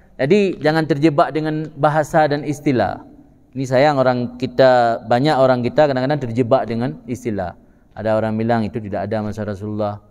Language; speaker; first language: Malay; non-native, local second language; Achinese